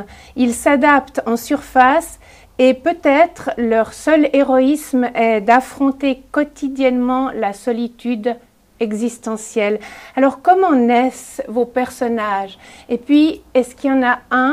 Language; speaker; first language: French; native; French